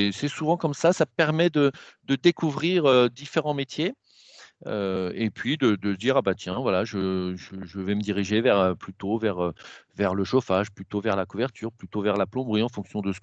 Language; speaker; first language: French; native; French